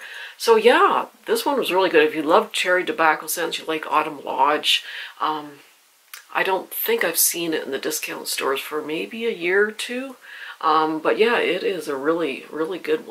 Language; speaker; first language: English; native; English